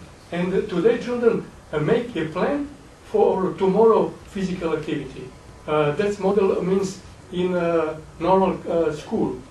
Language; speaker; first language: English; non-native, fluent; Serbian